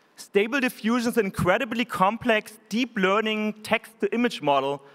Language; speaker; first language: English; non-native, fluent; German